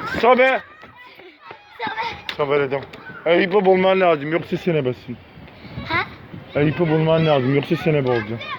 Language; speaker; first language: Turkish; native; Turkish